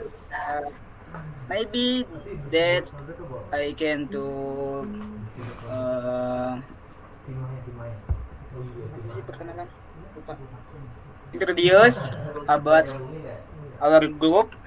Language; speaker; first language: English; non-native, learner; Indonesian